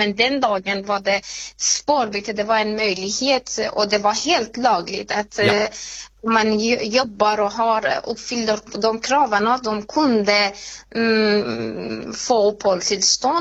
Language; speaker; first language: Swedish; non-native, fluent; Persian